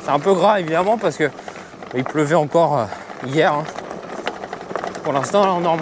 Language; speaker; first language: French; native; French